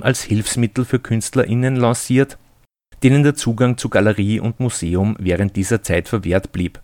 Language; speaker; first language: German; native; German